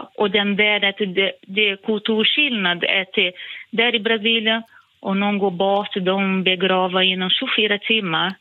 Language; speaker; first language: Swedish; non-native, fluent; Portuguese